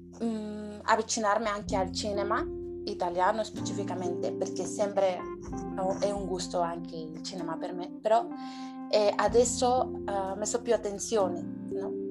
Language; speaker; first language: Italian; non-native, learner; Spanish